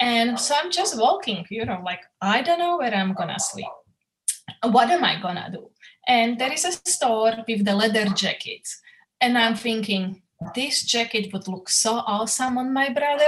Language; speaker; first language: English; non-native, fluent; Slovak